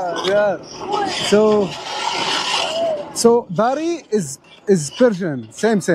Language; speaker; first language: English; non-native, learner; Arabic